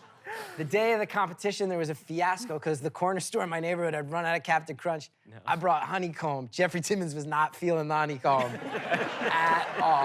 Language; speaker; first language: English; native; English